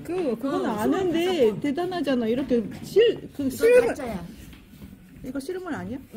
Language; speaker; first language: Korean; non-native, fluent; Japanese